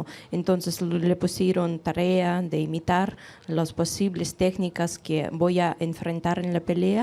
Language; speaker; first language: Spanish; non-native, fluent; Russian